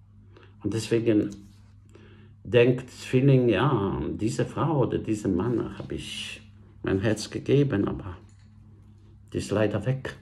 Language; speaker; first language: German; non-native, fluent; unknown